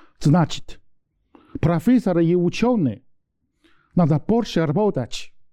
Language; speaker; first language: Russian; non-native, learner; Chinese